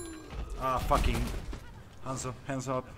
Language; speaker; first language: English; non-native, learner; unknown